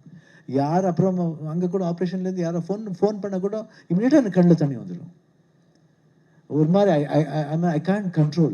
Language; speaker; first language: Tamil; non-native, local second language; Kannada